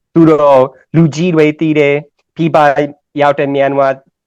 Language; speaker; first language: Burmese; non-native, learner; English